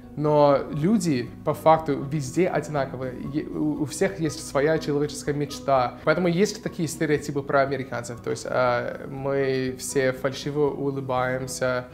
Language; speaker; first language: Russian; non-native, fluent; English